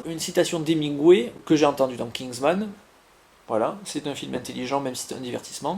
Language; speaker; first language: French; native; French